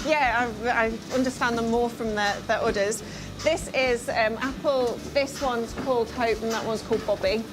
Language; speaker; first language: English; native; English